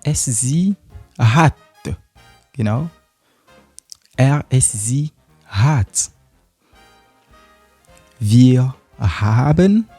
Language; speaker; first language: German; non-native, learner; French